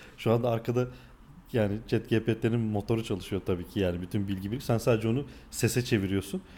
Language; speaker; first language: Turkish; native; Turkish